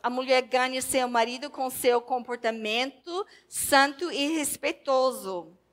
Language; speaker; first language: Portuguese; non-native, fluent; English